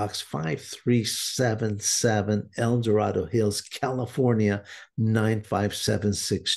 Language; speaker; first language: Spanish; non-native, fluent; English